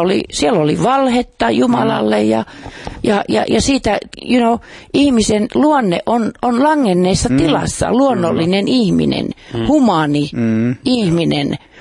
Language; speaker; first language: Finnish; non-native, fluent; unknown